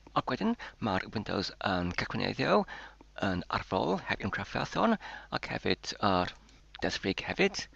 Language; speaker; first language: Welsh; non-native, local second language; English